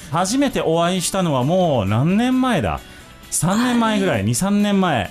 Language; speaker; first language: Japanese; native; Japanese